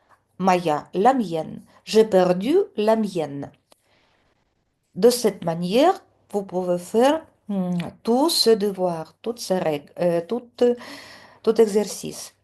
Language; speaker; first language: French; non-native, fluent; Russian